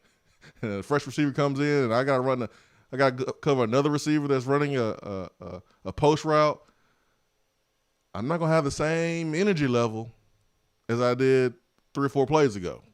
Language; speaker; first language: English; native; English